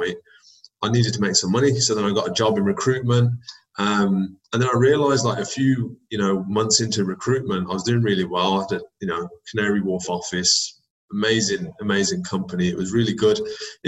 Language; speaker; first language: English; native; English